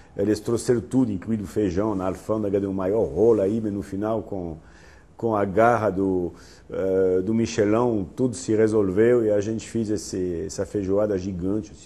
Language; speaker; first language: Portuguese; non-native, fluent; French